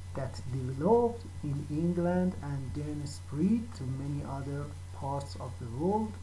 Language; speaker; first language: English; non-native, fluent; Persian